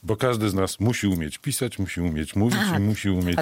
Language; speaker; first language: Polish; native; Polish